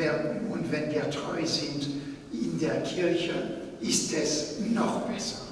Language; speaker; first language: German; non-native, fluent; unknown